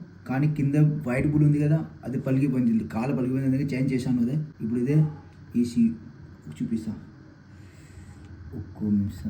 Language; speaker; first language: Telugu; non-native, learner; Hindi